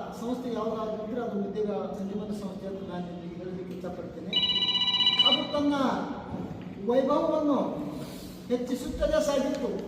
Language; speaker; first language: Kannada; native; Kannada